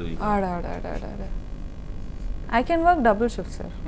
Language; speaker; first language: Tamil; non-native, learner; Kannada